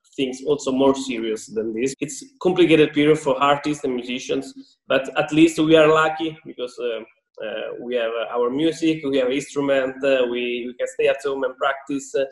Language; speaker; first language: English; non-native, fluent; Italian